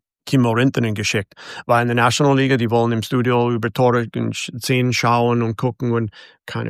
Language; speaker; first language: German; non-native, fluent; English